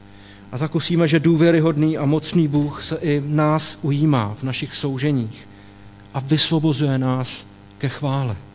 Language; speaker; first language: Czech; native; Czech